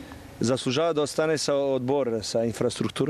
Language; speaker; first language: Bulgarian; non-native, learner; Bosnian